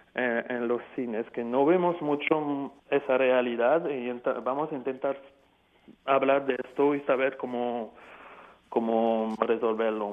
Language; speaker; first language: Spanish; non-native, fluent; French